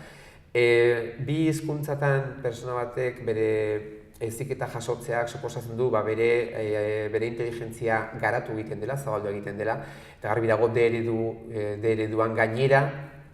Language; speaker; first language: Basque; native; Basque